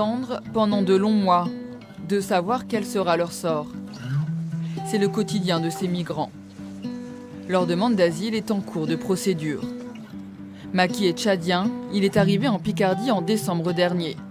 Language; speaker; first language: French; native; French